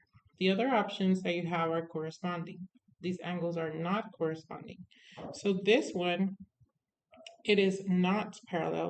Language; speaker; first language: English; native; English